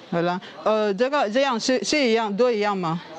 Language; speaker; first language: Chinese; non-native, learner; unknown